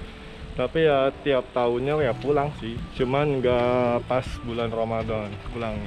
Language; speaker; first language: Indonesian; native; Indonesian